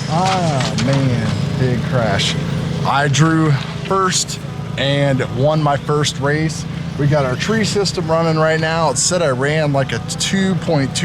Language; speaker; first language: English; native; English